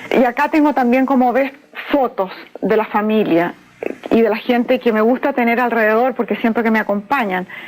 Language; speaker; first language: Spanish; native; Spanish